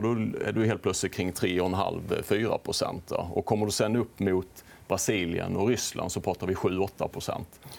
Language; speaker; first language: Swedish; native; Swedish